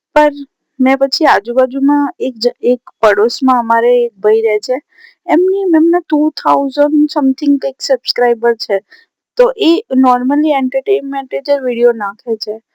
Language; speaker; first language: Gujarati; non-native, local second language; Marathi